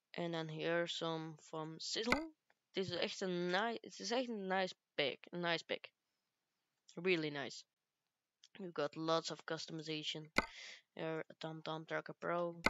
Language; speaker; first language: English; non-native, learner; Dutch